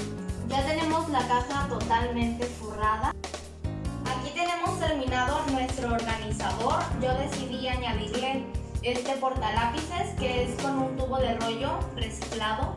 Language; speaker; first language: Spanish; native; Spanish